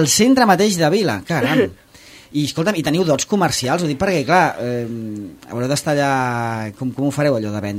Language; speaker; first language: Catalan; native; Catalan